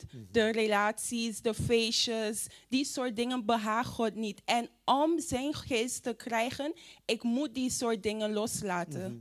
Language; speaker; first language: Dutch; non-native, fluent; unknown